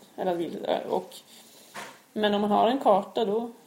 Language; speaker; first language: Swedish; native; Swedish